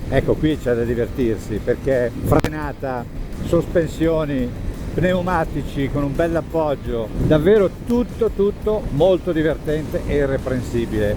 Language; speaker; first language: Italian; native; Italian